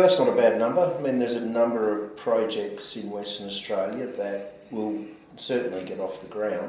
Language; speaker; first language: English; native; English